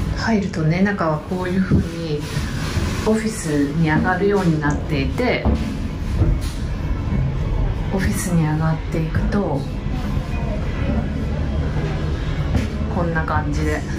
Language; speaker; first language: Japanese; native; Japanese